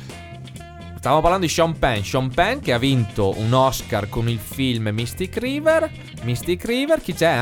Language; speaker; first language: Italian; native; Italian